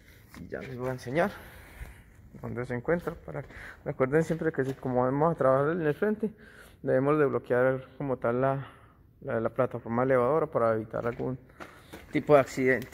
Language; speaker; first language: Spanish; native; Spanish